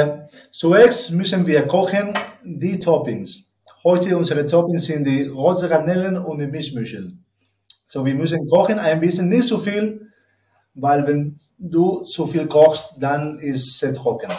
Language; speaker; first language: German; non-native, learner; Spanish